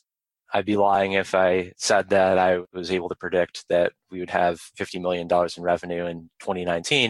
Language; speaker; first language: English; native; English